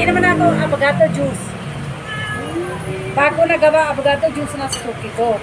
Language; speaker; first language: Filipino; non-native, learner; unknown